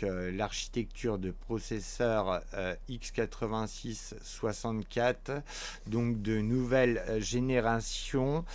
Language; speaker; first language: French; native; French